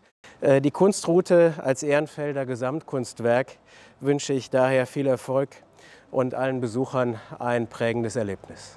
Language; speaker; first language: German; native; German